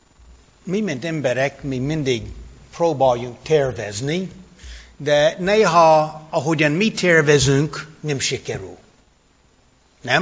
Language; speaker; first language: Hungarian; non-native, fluent; English